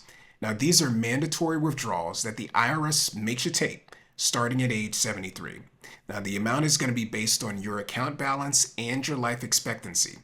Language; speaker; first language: English; native; English